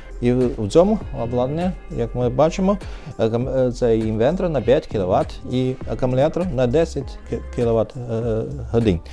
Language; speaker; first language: Ukrainian; non-native, learner; Chinese